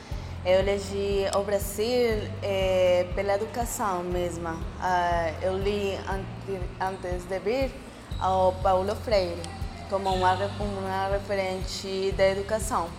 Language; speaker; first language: Portuguese; non-native, fluent; Spanish